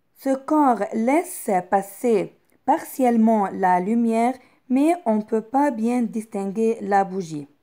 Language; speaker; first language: French; non-native, local second language; Arabic